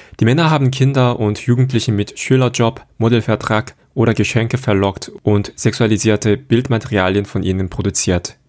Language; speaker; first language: German; non-native, fluent; Korean